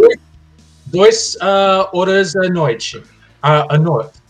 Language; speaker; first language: Portuguese; non-native, learner; English